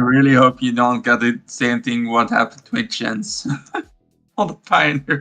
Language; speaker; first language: English; non-native, fluent; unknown